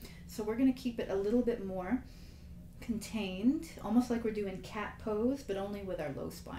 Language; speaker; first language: English; native; English